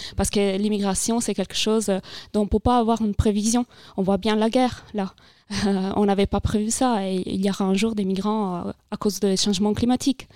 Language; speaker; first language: French; non-native, fluent; Italian